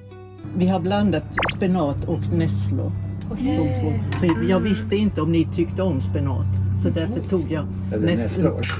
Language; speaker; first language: Swedish; native; Swedish